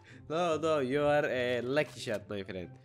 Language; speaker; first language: English; non-native, learner; Turkish